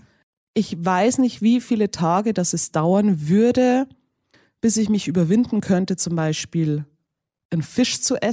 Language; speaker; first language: German; native; German